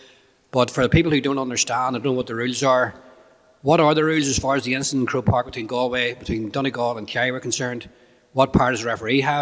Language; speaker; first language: English; native; English